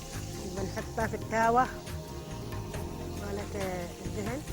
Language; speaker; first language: Arabic; native; Arabic